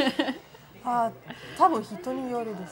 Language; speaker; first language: Japanese; non-native, fluent; Italian